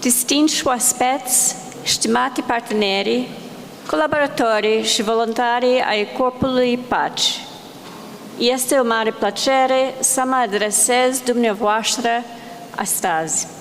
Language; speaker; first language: Romanian; non-native, learner; English